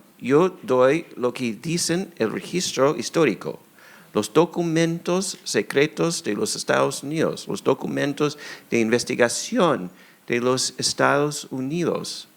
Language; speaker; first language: Spanish; non-native, fluent; English